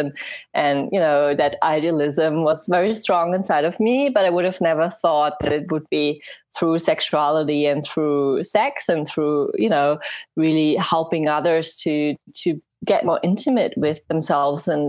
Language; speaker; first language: English; non-native, fluent; German